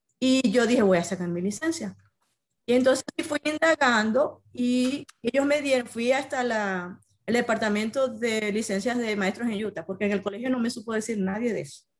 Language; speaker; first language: Spanish; native; Spanish